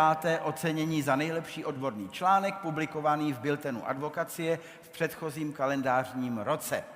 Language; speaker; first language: Czech; native; Czech